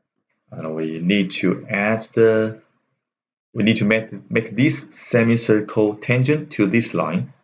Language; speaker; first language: English; non-native, fluent; Chinese